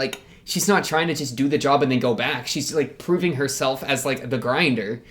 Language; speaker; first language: English; native; English